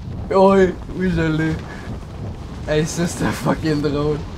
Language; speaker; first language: French; native; French